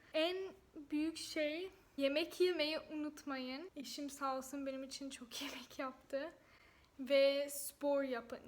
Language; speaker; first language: Turkish; non-native, fluent; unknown